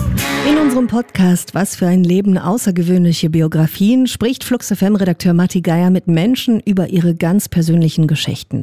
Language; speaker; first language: German; native; German